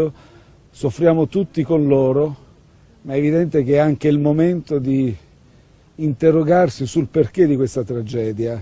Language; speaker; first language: Italian; native; Italian